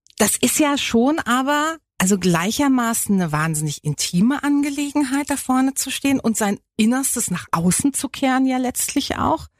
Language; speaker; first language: German; native; German